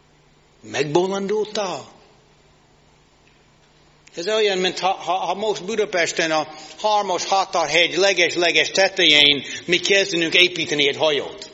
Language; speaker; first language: Hungarian; non-native, fluent; English